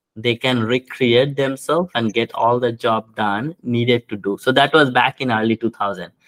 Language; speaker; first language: English; non-native, local second language; Bangla